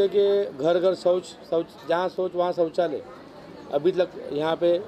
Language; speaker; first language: Hindi; non-native, local second language; Marathi